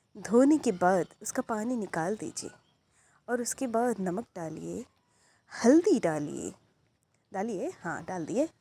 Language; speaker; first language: Hindi; native; Hindi